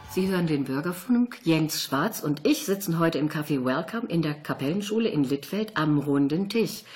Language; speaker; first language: German; native; German